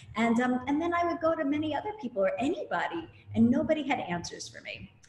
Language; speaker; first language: English; native; English